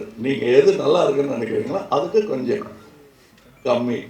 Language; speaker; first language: Tamil; native; Tamil